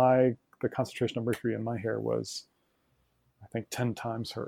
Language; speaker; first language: English; native; English